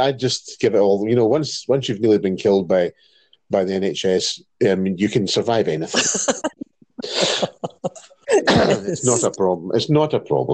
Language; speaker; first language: English; native; English